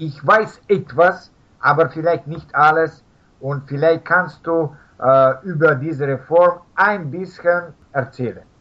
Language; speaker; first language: German; non-native, fluent; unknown